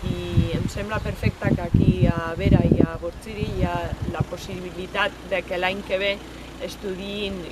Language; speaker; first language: Catalan; non-native, local second language; Basque